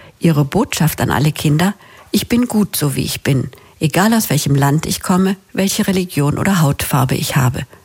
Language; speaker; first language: German; native; German